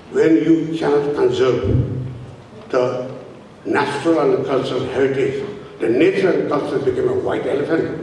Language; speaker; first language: English; non-native, local second language; Nepali